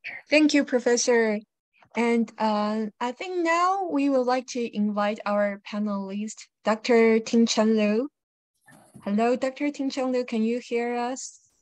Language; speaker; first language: English; non-native, fluent; Chinese